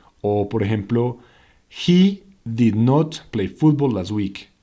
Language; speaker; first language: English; non-native, fluent; Spanish